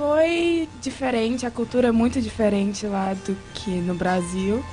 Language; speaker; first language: Portuguese; early bilingual, other home language; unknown